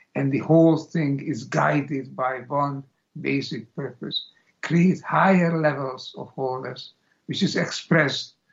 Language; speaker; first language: English; non-native, fluent; Hungarian